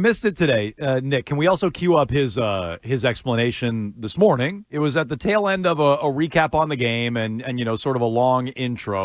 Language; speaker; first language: English; native; English